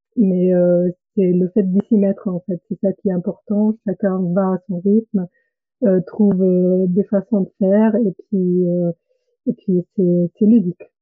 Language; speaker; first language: French; non-native, fluent; German